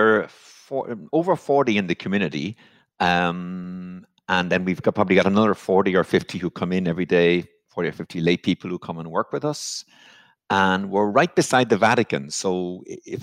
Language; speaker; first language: English; native; English